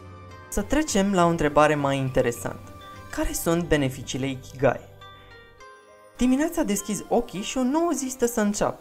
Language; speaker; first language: Romanian; native; Romanian